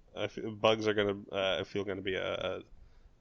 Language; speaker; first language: English; native; English